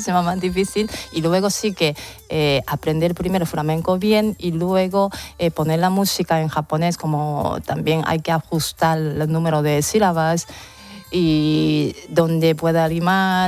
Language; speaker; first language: Spanish; non-native, fluent; Japanese